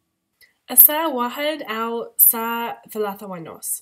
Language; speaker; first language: Arabic; non-native, learner; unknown